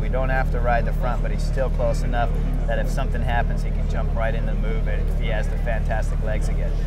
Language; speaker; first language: English; native; English